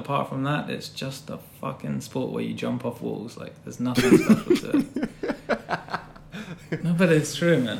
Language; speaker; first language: English; native; English